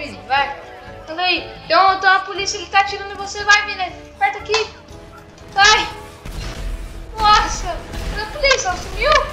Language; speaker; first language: Portuguese; native; Portuguese